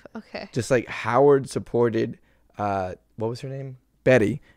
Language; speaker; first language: English; native; English